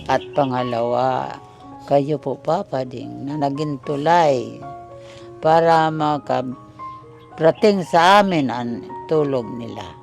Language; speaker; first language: Filipino; non-native, local second language; Cebuano